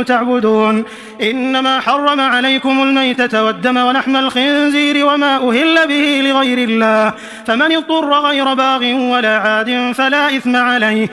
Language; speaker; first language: Arabic; native; Arabic